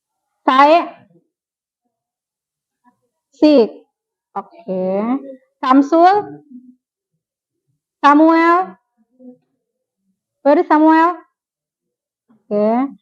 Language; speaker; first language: English; non-native, fluent; Indonesian